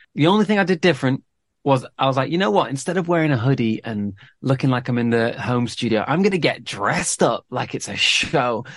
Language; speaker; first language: English; native; English